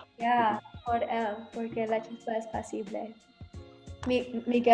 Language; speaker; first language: Spanish; non-native, learner; English